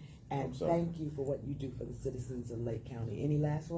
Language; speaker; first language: English; native; English